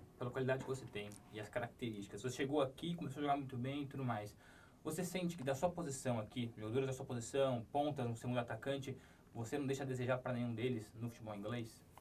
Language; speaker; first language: Portuguese; native; Portuguese